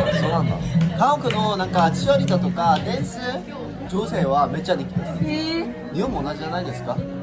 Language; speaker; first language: Japanese; non-native, learner; Korean